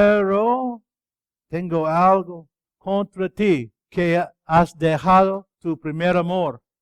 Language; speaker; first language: Spanish; non-native, fluent; English